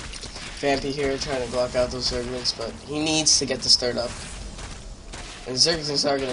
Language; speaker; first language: English; native; English